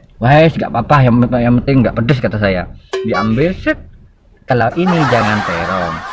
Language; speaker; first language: Indonesian; non-native, local second language; Madurese